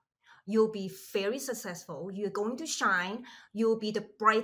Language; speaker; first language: English; non-native, local second language; Cantonese